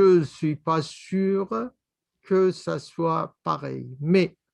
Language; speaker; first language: French; non-native, fluent; Persian